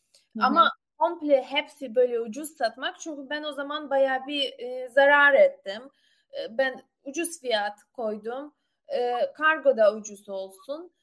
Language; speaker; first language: Turkish; non-native, learner; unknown